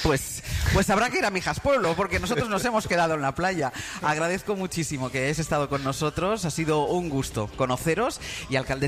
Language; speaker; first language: Spanish; native; Spanish